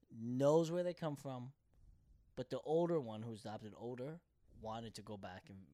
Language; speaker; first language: English; early bilingual, other home language; Korean